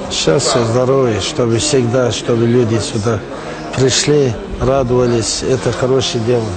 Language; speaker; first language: Russian; non-native, local second language; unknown